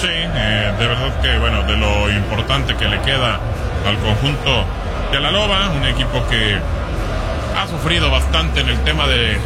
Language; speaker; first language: Spanish; native; Spanish